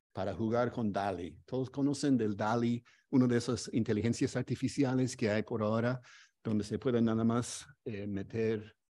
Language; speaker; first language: Spanish; non-native, fluent; English